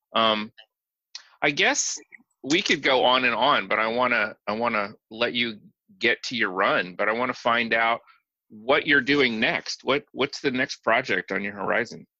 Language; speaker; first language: English; native; English